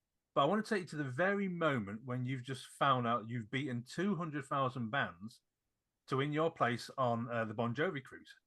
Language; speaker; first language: English; native; English